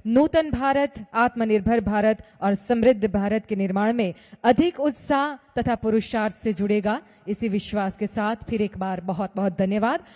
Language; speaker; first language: Hindi; non-native, local second language; Gujarati